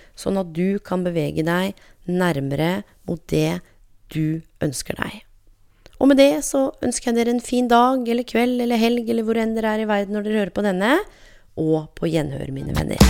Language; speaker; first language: Norwegian; native; Norwegian